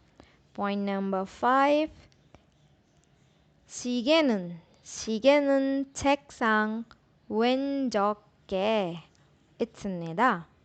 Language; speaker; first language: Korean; non-native, learner; Urdu